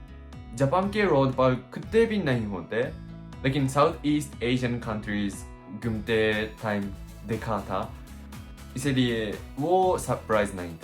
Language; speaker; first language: Hindi; non-native, learner; Japanese